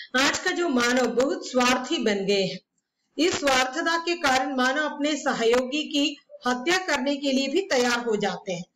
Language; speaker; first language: Hindi; non-native, local second language; Malayalam